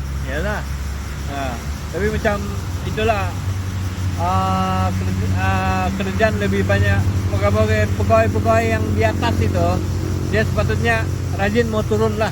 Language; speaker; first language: Malay; native; Malay